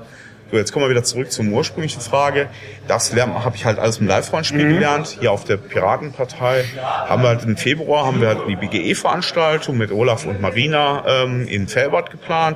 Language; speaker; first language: German; native; German